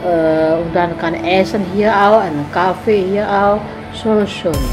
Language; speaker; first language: German; non-native, learner; Indonesian